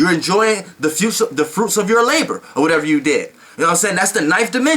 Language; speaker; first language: English; native; English